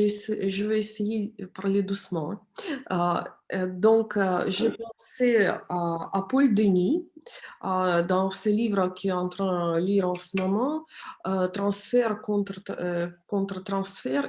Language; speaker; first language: French; non-native, fluent; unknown